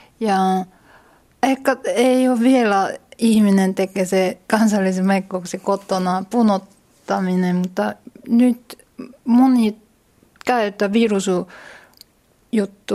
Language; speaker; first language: Finnish; non-native, learner; Korean